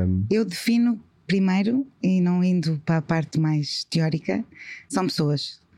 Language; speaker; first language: Portuguese; native; Portuguese